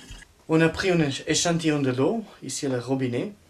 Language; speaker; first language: French; non-native, learner; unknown